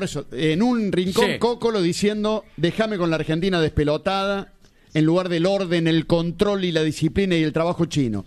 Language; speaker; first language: Spanish; native; Spanish